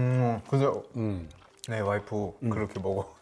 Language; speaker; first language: Korean; non-native, learner; Russian